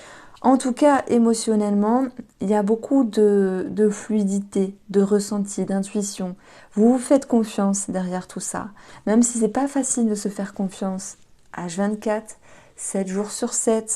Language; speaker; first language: French; native; French